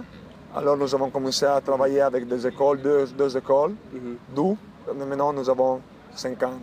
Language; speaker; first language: French; non-native, learner; Italian